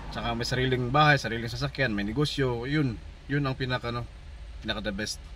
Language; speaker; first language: Filipino; non-native, local second language; Cebuano